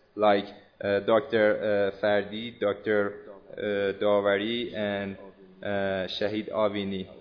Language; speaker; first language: English; non-native, learner; Persian